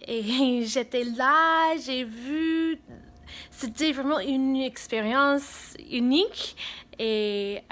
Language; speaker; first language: French; non-native, fluent; English